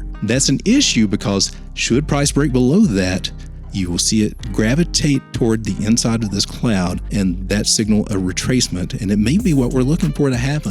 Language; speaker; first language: English; native; English